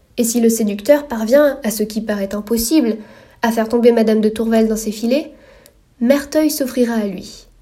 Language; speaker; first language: French; native; French